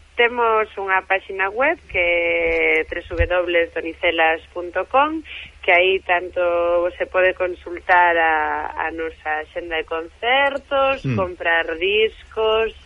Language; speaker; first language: Galician; native; Galician